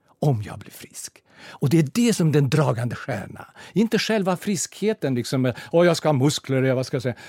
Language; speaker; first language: Swedish; non-native, fluent; Russian